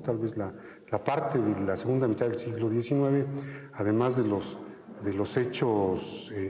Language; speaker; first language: Spanish; native; Spanish